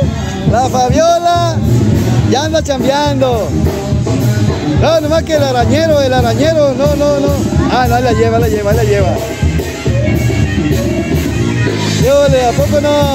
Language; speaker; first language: Spanish; native; Spanish